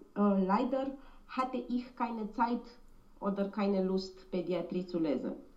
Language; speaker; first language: German; non-native, learner; Romanian